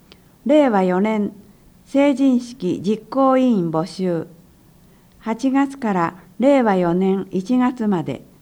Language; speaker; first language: Japanese; native; Japanese